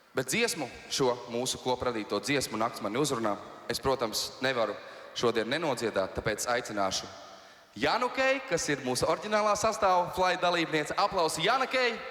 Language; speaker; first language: Latvian; native; Latvian